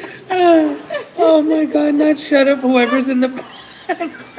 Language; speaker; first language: English; early bilingual, other home language; Spanish